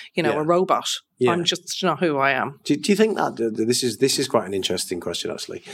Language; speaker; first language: English; native; English